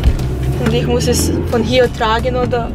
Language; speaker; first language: German; non-native, fluent; Bosnian